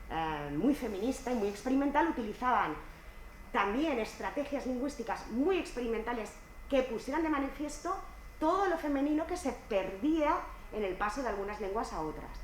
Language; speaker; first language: Spanish; native; Spanish